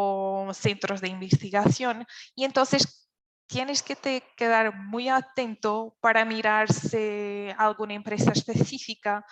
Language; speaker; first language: Spanish; non-native, fluent; Portuguese